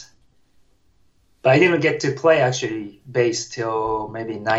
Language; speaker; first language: English; non-native, fluent; Japanese